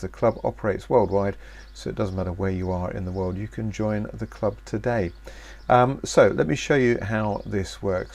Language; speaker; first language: English; native; English